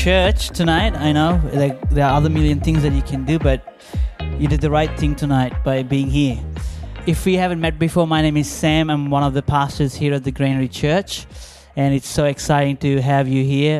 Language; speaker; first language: English; non-native, local second language; Telugu